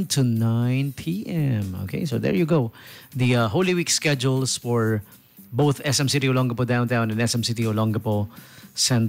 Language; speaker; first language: English; non-native, local second language; Filipino